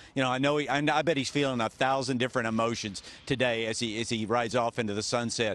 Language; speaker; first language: English; native; English